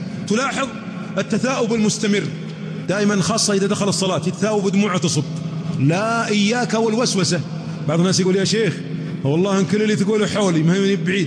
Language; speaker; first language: Arabic; native; Arabic